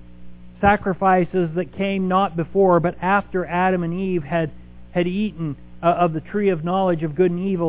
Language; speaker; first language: English; native; English